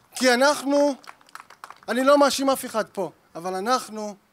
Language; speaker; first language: Hebrew; native; Hebrew